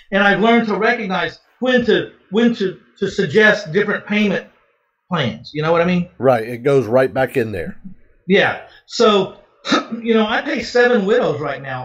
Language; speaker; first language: English; native; English